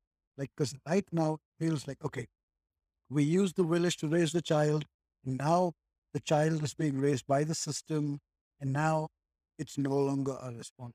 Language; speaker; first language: English; native; English